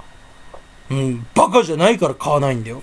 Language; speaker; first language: Japanese; native; Japanese